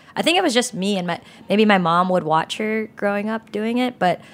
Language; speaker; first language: English; native; English